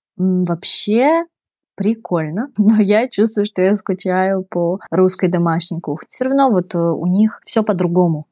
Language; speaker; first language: Russian; native; Russian